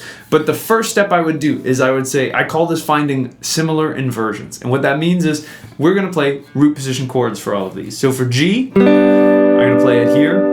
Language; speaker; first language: English; native; English